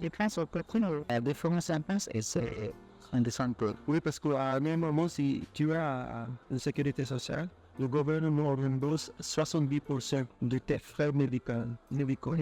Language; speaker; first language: French; non-native, fluent; Filipino